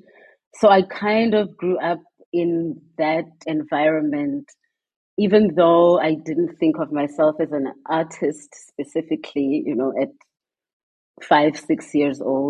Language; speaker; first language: English; non-native, local second language; Tswana